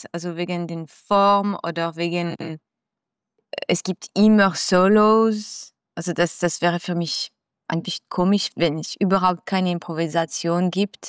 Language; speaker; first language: German; non-native, local second language; French